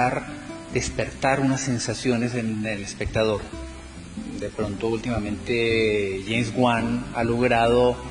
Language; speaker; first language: Spanish; native; Spanish